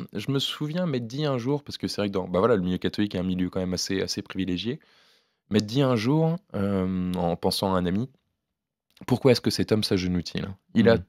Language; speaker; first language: French; native; French